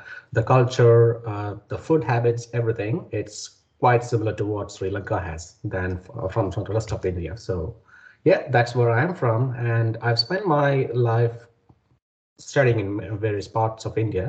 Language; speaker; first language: English; non-native, local second language; Malayalam